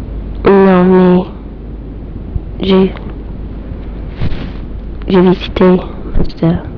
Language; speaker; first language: French; non-native, learner; English